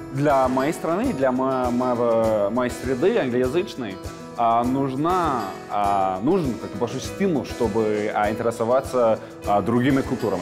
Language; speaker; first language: Russian; non-native, fluent; English